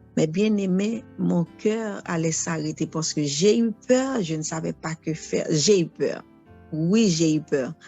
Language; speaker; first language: French; non-native, local second language; Haitian Creole